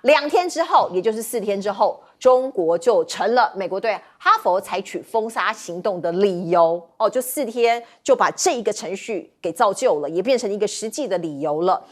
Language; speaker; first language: Chinese; native; Chinese